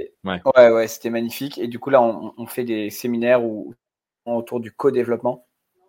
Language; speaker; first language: French; native; French